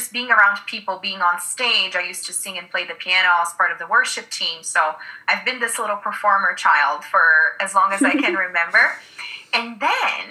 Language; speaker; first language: English; non-native, fluent; Portuguese